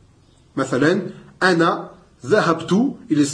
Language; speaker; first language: Arabic; non-native, fluent; French